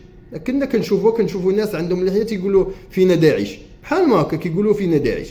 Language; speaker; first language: Arabic; native; Arabic